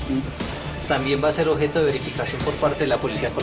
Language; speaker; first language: Spanish; native; Spanish